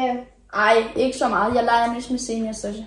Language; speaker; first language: Danish; early bilingual, other home language; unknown